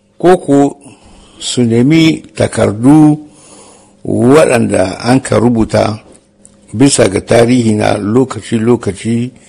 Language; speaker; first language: Hausa; native; Hausa